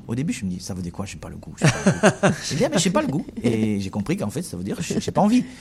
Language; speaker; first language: French; non-native, fluent; Chinese